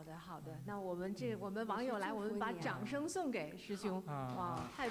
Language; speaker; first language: Chinese; native; Chinese